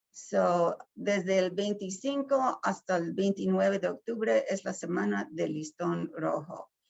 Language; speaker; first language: Spanish; early bilingual, heritage; Spanish